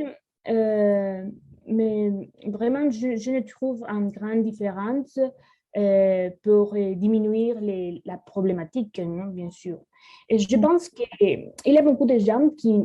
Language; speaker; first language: French; non-native, learner; Spanish